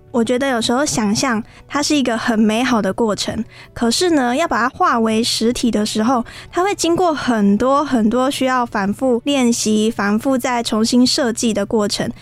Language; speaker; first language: Chinese; native; Chinese